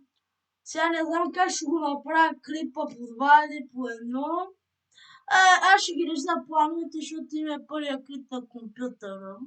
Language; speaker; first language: Bulgarian; native; Bulgarian